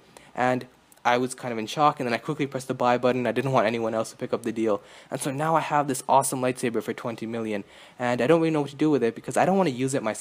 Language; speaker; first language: English; native; English